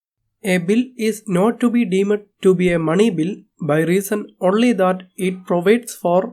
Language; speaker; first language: English; non-native, local second language; Malayalam